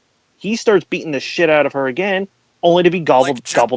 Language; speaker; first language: English; native; English